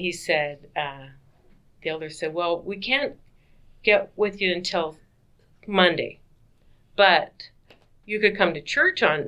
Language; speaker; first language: English; native; English